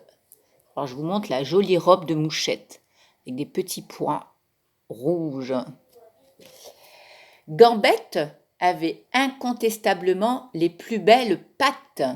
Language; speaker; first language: French; native; French